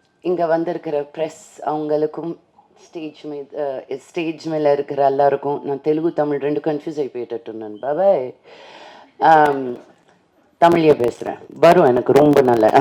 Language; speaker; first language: Tamil; non-native, local second language; Telugu